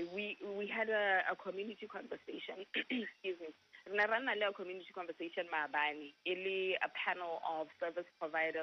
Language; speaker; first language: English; non-native, local second language; Tswana